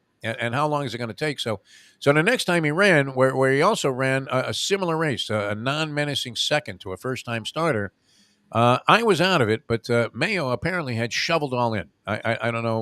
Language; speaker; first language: English; native; English